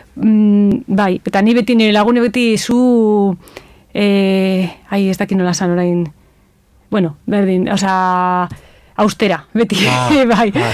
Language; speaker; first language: Basque; non-native, local second language; Spanish